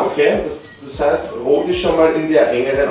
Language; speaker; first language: German; native; German